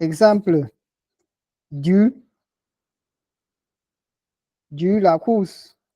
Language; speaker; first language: French; non-native, local second language; Ghomala